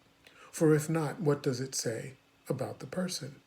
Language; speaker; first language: English; native; English